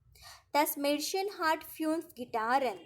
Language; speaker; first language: German; non-native, fluent; Marathi